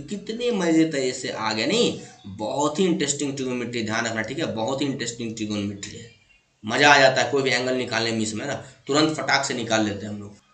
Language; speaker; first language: Hindi; native; Hindi